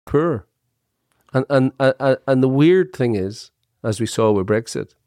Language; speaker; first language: English; native; English